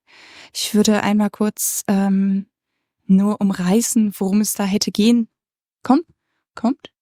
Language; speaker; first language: German; native; German